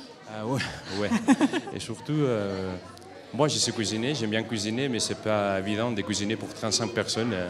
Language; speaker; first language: French; non-native, fluent; Catalan